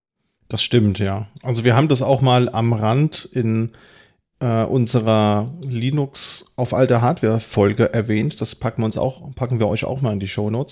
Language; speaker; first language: German; native; German